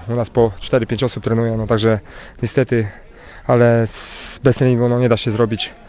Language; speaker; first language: Polish; native; Polish